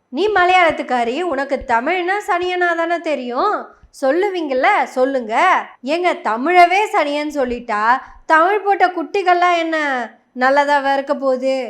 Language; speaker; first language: Tamil; non-native, local second language; Malayalam